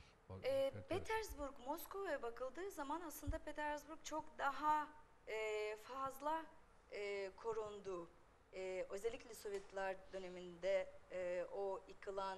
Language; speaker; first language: Turkish; non-native, fluent; Russian